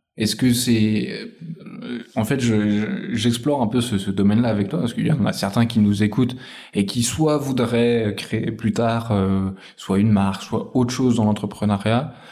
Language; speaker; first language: French; native; French